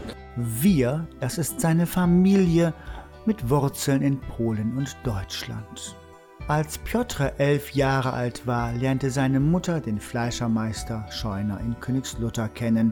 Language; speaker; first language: German; native; German